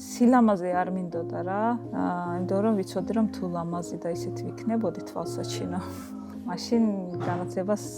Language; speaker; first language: Georgian; non-native, local second language; Azerbaijani